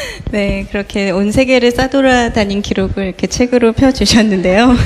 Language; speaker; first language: Korean; native; Korean